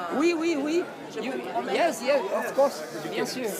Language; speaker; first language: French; non-native, fluent; Portuguese